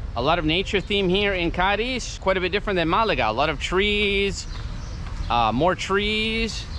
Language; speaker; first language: English; native; English